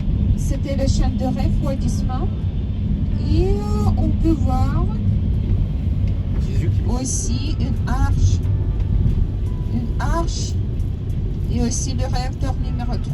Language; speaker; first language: French; non-native, learner; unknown